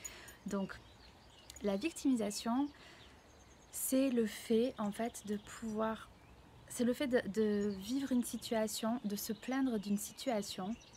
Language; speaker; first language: French; native; French